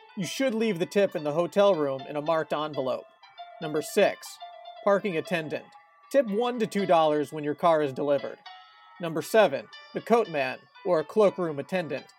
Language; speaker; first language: English; native; English